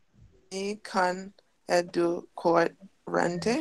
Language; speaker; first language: Spanish; non-native, learner; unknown